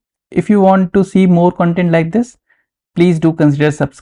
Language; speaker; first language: English; non-native, local second language; Hindi